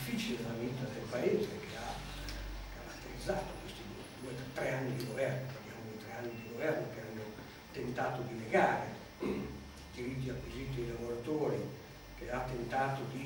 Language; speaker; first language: Italian; native; Italian